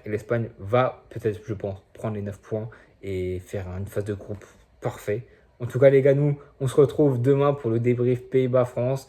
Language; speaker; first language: French; native; French